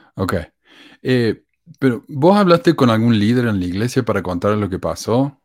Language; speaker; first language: Spanish; native; Spanish